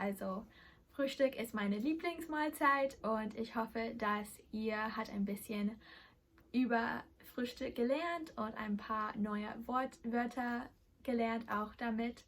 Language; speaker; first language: German; non-native, learner; English